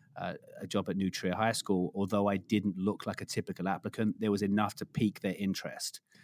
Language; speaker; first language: English; native; English